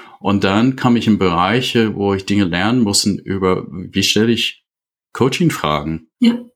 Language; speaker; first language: German; non-native, fluent; English